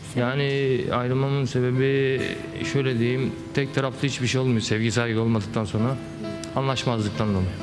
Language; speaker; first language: Turkish; native; Turkish